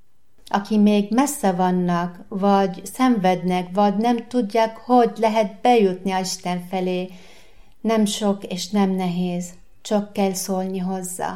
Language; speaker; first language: Hungarian; non-native, learner; Arabic